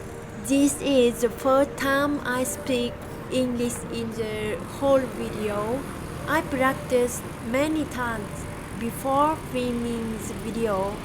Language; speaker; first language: English; non-native, learner; Vietnamese